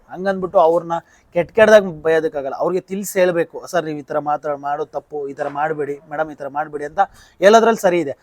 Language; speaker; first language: Kannada; native; Kannada